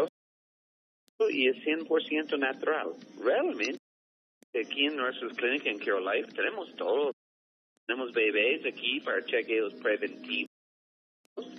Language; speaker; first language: Spanish; non-native, fluent; English